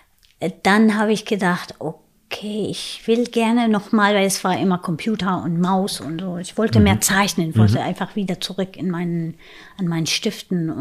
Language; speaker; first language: German; non-native, fluent; Arabic